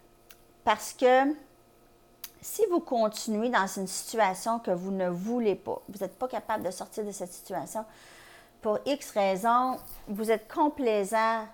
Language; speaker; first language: French; native; French